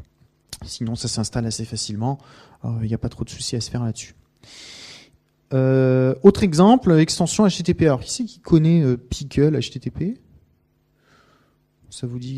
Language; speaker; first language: French; native; French